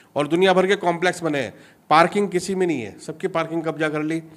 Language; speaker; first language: Hindi; native; Hindi